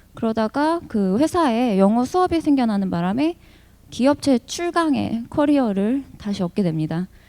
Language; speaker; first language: Korean; early bilingual, heritage; Korean